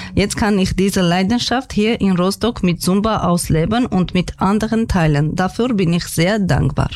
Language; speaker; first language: German; non-native, learner; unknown